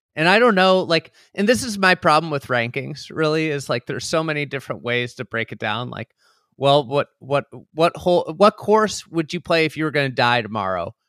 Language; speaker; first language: English; native; English